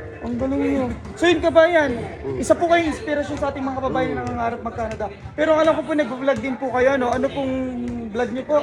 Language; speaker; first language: Filipino; native; Filipino